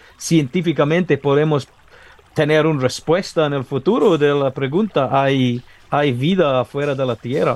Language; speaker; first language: Spanish; non-native, fluent; English